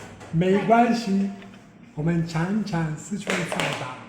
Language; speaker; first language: Chinese; non-native, fluent; Italian